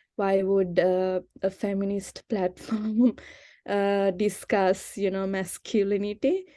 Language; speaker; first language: English; non-native, local second language; Sinhala